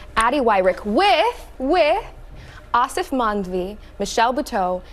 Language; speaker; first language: English; native; English